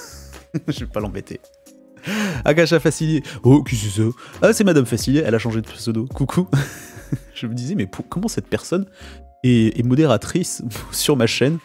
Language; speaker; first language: French; native; French